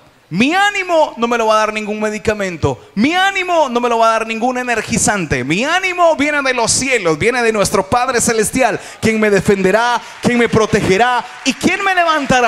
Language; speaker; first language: Spanish; native; Spanish